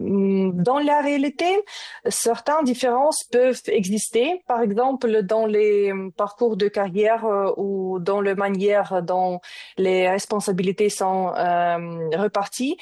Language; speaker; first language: French; non-native, learner; Ukrainian